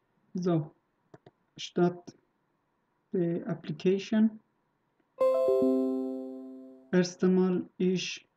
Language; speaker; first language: German; non-native, learner; Persian